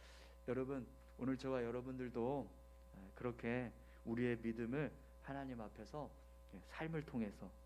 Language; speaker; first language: Korean; native; Korean